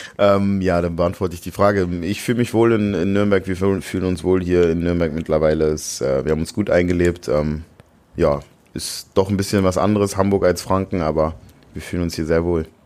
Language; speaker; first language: German; native; German